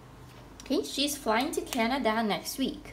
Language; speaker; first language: English; non-native, local second language; Chinese